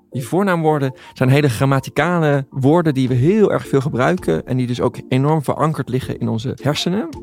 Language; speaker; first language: Dutch; native; Dutch